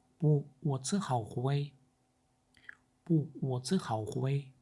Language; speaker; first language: Chinese; non-native, learner; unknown